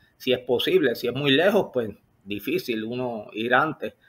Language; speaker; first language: Spanish; native; Spanish